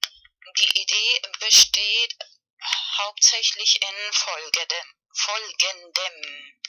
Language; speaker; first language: German; non-native, fluent; Spanish